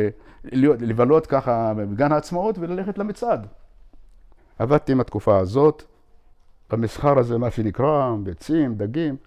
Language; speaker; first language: Hebrew; non-native, local second language; Arabic